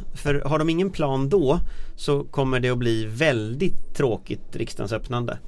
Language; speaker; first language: Swedish; native; Swedish